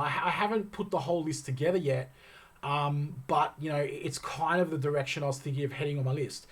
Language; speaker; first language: English; native; English